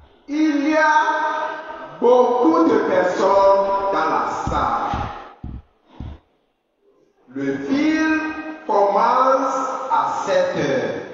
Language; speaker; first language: French; non-native, fluent; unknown